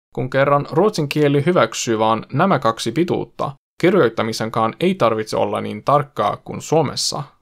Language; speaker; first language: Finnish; non-native, fluent; Swedish